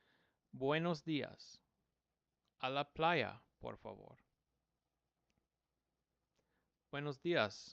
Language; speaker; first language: Spanish; non-native, fluent; English